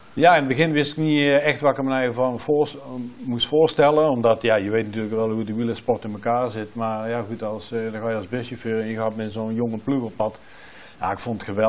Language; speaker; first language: Dutch; native; Dutch